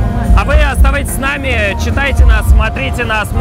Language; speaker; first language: Russian; native; Russian